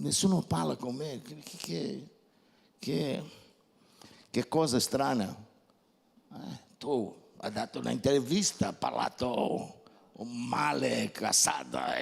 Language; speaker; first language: Italian; non-native, fluent; Portuguese